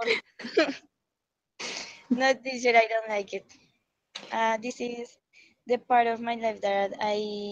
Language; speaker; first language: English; non-native, learner; Spanish